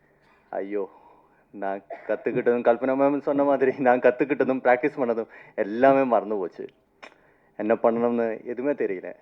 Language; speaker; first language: Tamil; non-native, fluent; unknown